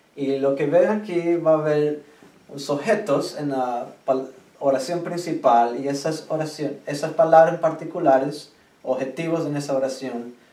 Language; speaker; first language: Spanish; native; Spanish